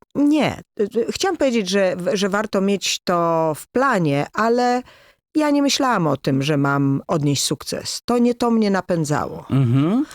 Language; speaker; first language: Polish; native; Polish